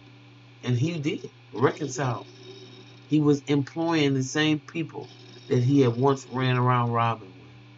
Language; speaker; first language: English; native; English